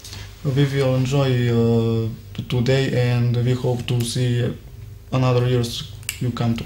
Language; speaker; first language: English; non-native, learner; Serbian